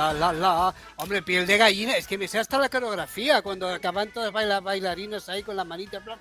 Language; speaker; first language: Spanish; native; Spanish